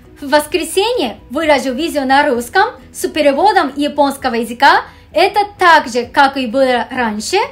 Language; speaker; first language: Russian; non-native, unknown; Japanese